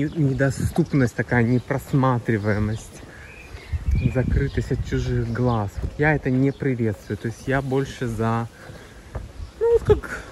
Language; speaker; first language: Russian; native; Russian